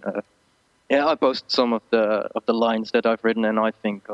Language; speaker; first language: English; non-native, fluent; Dutch